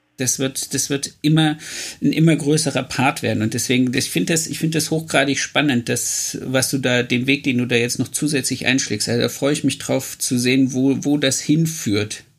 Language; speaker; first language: German; native; German